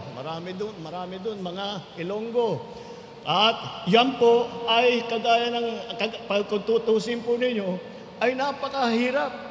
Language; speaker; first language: Filipino; non-native, local second language; Iloko